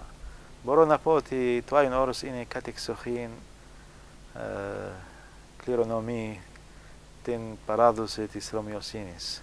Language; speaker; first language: Greek; non-native, fluent; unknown